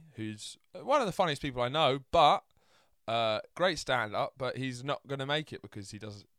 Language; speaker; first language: English; early bilingual, other home language; Italian